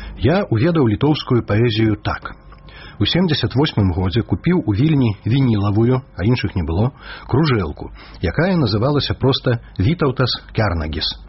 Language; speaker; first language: Belarusian; native; Belarusian